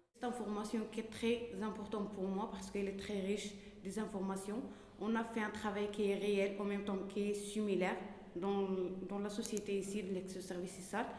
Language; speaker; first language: French; non-native, local second language; Arabic